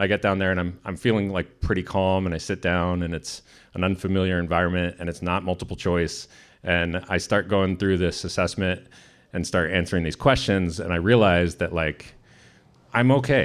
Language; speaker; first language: English; native; English